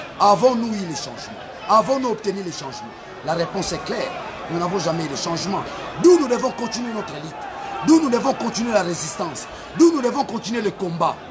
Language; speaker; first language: French; non-native, local second language; Lingala